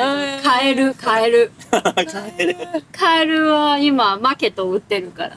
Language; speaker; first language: Japanese; non-native, fluent; Cantonese